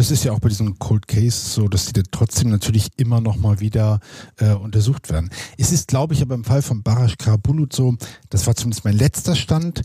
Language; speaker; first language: German; native; German